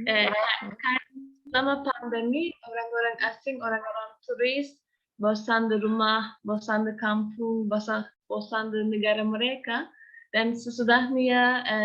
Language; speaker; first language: Indonesian; non-native, learner; Turkish